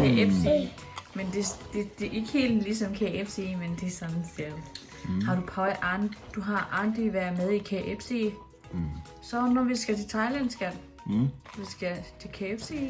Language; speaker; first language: Danish; non-native, learner; Thai